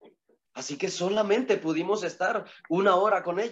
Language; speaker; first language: Spanish; native; Spanish